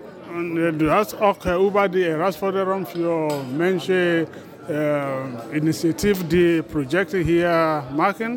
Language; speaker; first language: German; non-native, fluent; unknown